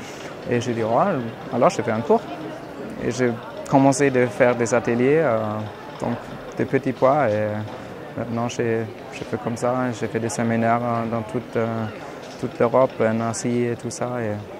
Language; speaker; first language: French; non-native, fluent; German